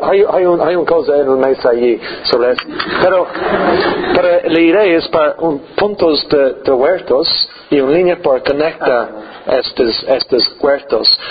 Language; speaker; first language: Spanish; non-native, learner; English